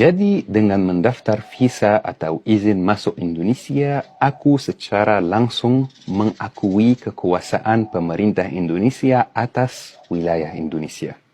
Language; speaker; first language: Indonesian; non-native, fluent; Arabic